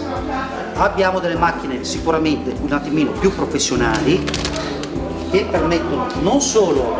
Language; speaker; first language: Italian; native; Italian